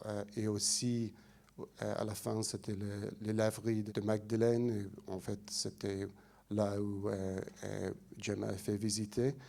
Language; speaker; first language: French; non-native, fluent; English